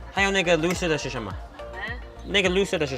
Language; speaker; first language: Chinese; non-native, learner; English